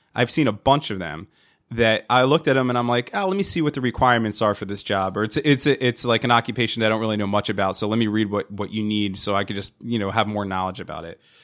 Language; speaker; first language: English; native; English